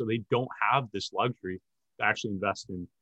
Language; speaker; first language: English; native; English